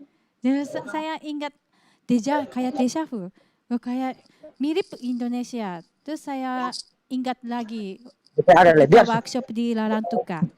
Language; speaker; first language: Indonesian; non-native, fluent; Japanese